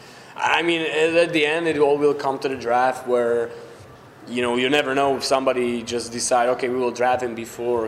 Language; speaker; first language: English; non-native, fluent; Slovak